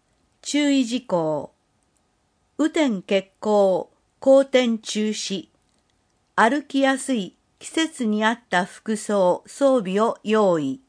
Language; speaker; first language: Japanese; native; Japanese